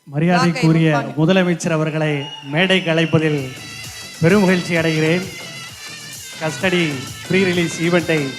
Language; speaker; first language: Tamil; native; Tamil